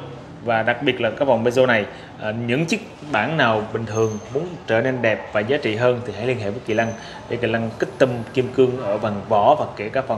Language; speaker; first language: Vietnamese; native; Vietnamese